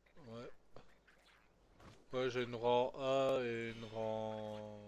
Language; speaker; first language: French; native; French